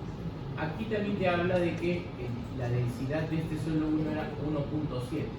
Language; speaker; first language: Spanish; native; Spanish